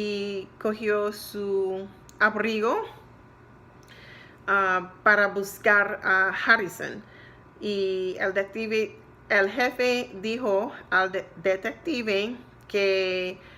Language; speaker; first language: Spanish; non-native, learner; English